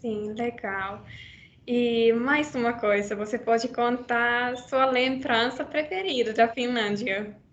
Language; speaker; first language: Portuguese; non-native, learner; Finnish